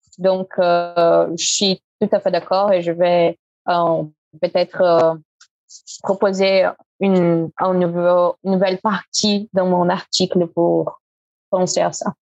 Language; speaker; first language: French; non-native, fluent; Portuguese